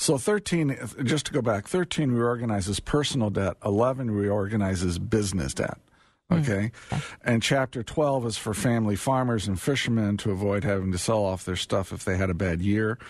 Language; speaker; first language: English; native; English